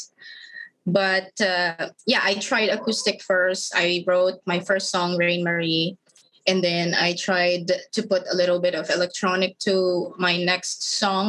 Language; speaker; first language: English; non-native, local second language; Filipino